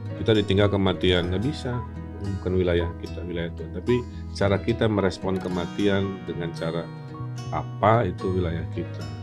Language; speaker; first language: Indonesian; non-native, local second language; Sundanese